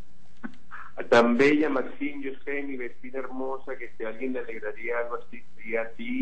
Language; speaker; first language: Spanish; native; Spanish